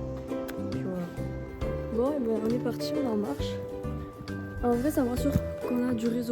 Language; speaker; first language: French; native; French